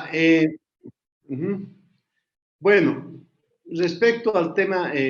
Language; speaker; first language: Spanish; native; Spanish